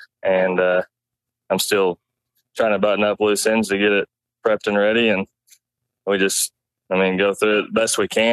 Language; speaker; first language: English; native; English